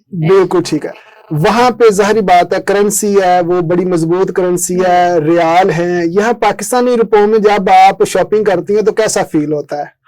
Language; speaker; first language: Urdu; native; Urdu